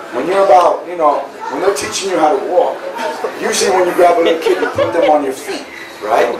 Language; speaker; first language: English; native; English